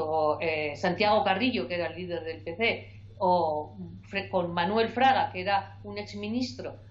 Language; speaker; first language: Spanish; native; Spanish